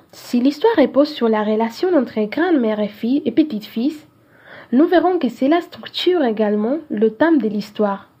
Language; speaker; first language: French; non-native, fluent; Spanish